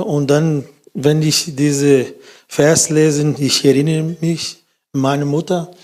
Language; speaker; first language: German; non-native, fluent; Portuguese